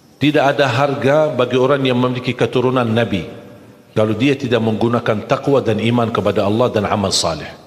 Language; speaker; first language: Malay; non-native, fluent; Arabic